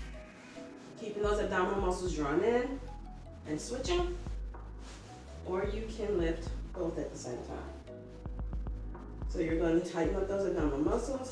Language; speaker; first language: English; native; English